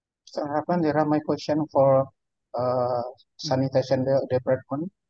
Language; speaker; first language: English; non-native, learner; Indonesian